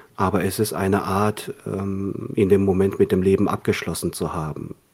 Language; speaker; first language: German; early bilingual, other home language; Korean